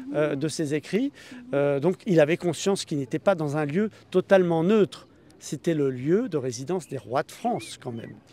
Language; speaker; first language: French; native; French